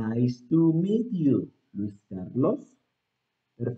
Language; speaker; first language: English; non-native, learner; Spanish